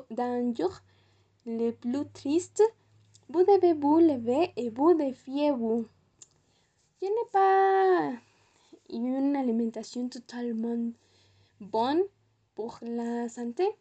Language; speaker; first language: French; non-native, learner; Spanish